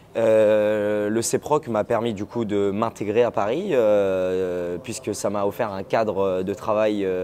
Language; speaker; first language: French; native; French